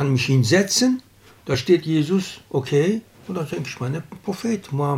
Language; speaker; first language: German; non-native, fluent; Turkish